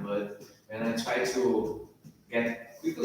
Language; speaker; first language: English; non-native, learner; Portuguese